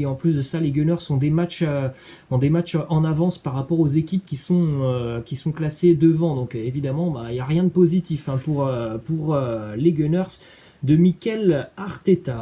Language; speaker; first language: French; native; French